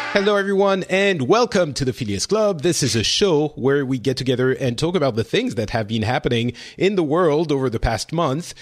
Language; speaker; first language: English; non-native, fluent; French